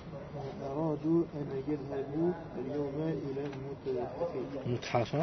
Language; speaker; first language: Arabic; non-native, learner; French